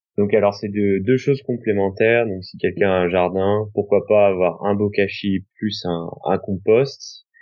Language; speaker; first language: French; native; French